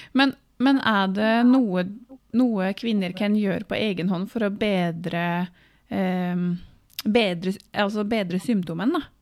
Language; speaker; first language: Norwegian; native; Norwegian